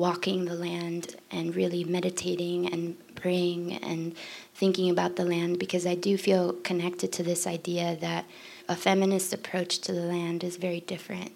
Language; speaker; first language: English; native; English